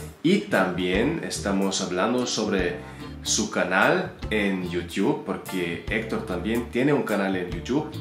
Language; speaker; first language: Spanish; non-native, learner; German